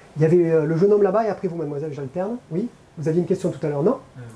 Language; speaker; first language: French; native; French